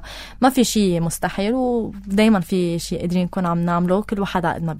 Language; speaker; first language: Arabic; native; Arabic